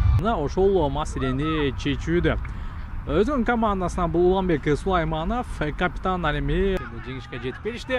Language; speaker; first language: Kyrgyz; native; Kyrgyz